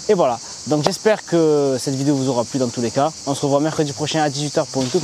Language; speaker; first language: French; native; French